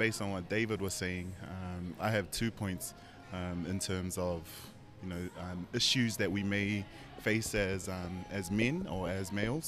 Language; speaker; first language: English; early bilingual, other home language; Tongan